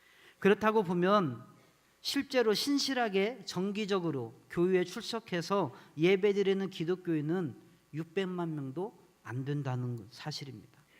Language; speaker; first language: Korean; native; Korean